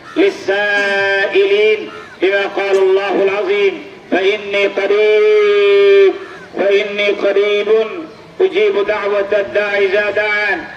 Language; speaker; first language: Arabic; non-native, fluent; Bangla